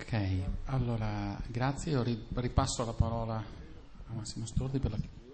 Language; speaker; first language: Italian; native; Italian